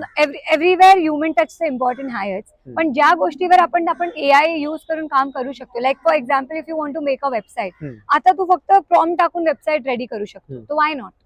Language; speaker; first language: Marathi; non-native, local second language; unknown